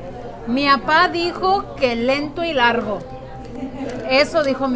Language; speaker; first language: Spanish; early bilingual, heritage; Spanish